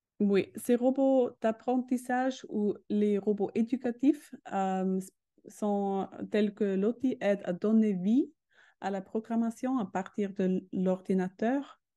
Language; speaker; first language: French; non-native, learner; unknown